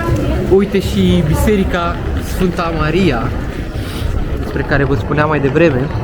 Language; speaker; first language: Romanian; native; Romanian